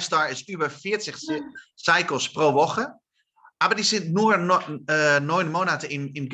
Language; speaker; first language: German; non-native, learner; Dutch